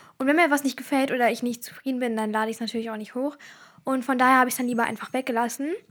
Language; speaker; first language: German; early bilingual, other home language; Turkish